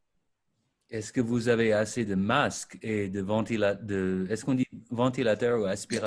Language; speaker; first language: French; non-native, fluent; English